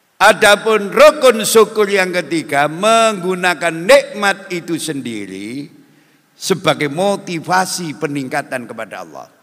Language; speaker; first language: Indonesian; non-native, local second language; Javanese